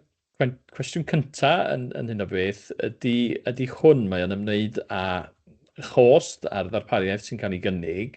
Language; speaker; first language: Welsh; native; Welsh